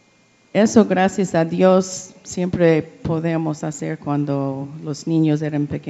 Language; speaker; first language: Spanish; non-native, learner; English